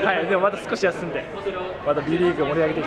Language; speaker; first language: Japanese; native; Japanese